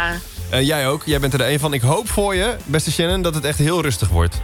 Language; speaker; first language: Dutch; native; Dutch